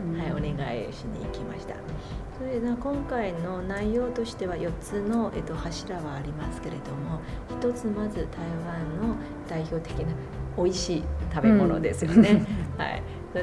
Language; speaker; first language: Japanese; non-native, fluent; Chinese